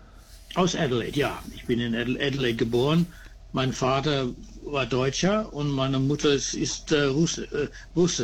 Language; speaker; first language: German; early bilingual, heritage; German